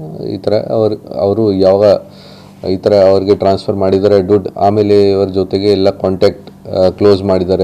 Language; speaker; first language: Kannada; non-native, local second language; Hindi